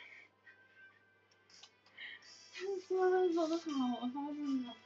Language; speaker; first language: Chinese; native; Chinese